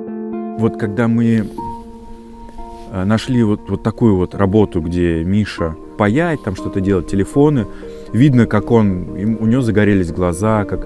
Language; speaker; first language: Russian; native; Russian